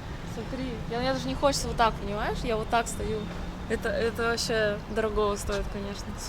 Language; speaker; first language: Russian; native; Russian